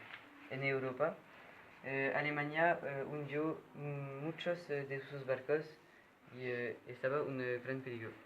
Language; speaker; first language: Spanish; non-native, learner; French